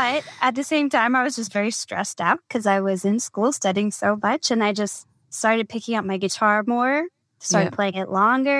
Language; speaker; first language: English; native; English